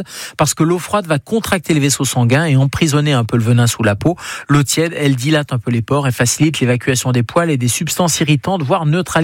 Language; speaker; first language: French; native; French